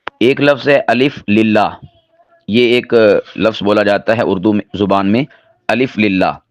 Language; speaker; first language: Urdu; non-native, local second language; Punjabi